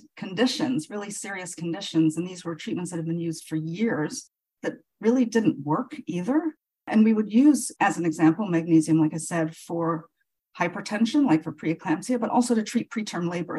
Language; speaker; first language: English; native; English